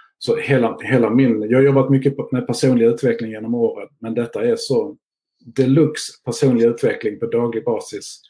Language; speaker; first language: Swedish; native; Swedish